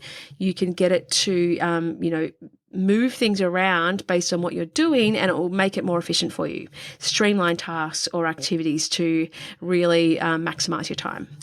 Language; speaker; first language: English; native; English